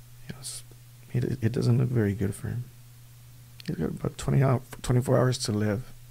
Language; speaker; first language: English; early bilingual, other home language; Spanish